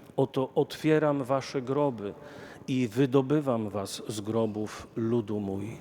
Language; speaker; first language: Polish; native; Polish